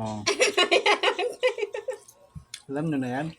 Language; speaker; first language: Filipino; native; Filipino